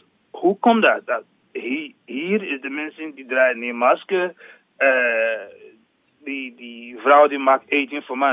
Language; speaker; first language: Dutch; non-native, learner; English